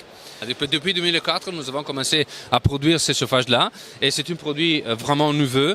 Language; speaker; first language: French; non-native, learner; Italian